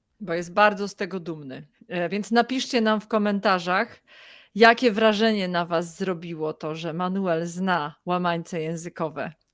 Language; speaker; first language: Polish; native; Polish